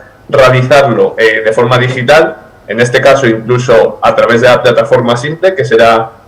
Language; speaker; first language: Spanish; native; Spanish